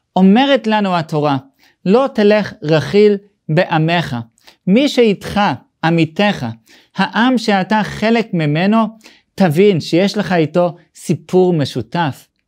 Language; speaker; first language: Hebrew; non-native, fluent; English